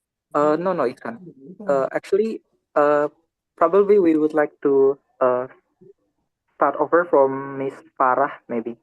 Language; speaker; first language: English; non-native, fluent; Indonesian